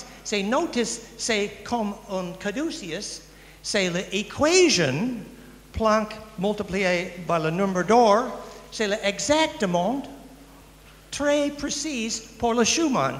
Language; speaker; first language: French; non-native, learner; English